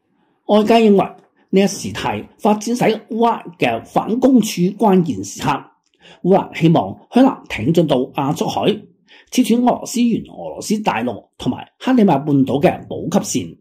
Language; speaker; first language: Chinese; non-native, local second language; Cantonese